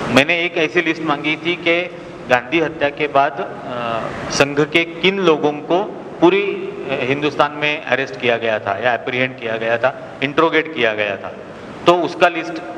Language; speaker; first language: Hindi; non-native, local second language; Marathi